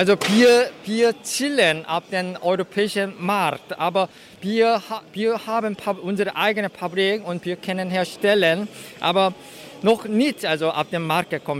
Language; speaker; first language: German; non-native, fluent; Korean